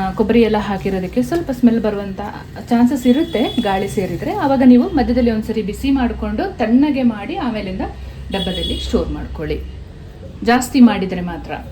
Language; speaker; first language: Kannada; non-native, local second language; Kodava